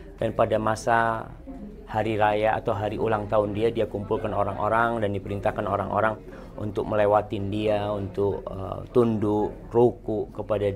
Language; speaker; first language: Indonesian; native; Indonesian